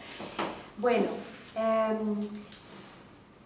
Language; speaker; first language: Spanish; non-native, fluent; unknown